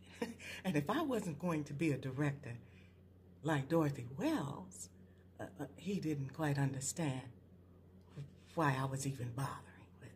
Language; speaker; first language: English; native; English